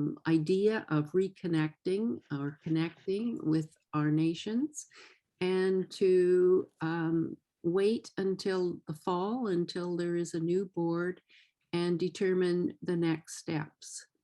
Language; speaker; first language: English; native; English